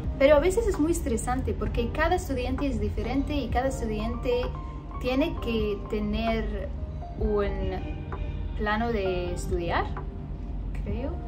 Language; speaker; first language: Spanish; non-native, learner; Arabic